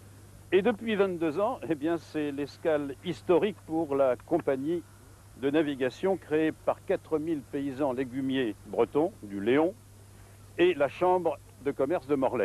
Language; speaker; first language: French; native; French